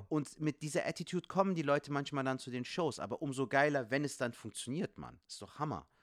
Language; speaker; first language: German; native; German